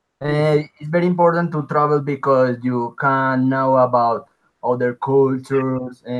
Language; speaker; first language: English; non-native, learner; Spanish